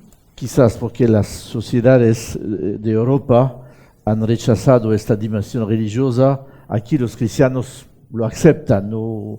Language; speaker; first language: Spanish; non-native, fluent; French